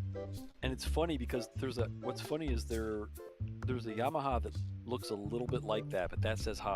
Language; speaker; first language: English; native; English